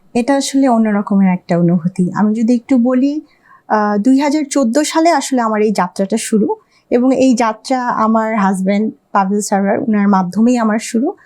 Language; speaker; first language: Bangla; early bilingual, heritage; Bangla